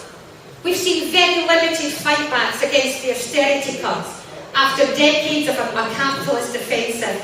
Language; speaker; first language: English; native; English